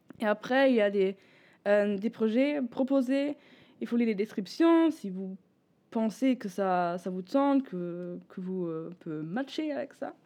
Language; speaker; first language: French; non-native, fluent; German